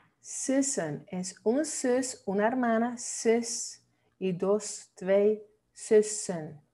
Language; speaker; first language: Spanish; non-native, fluent; Dutch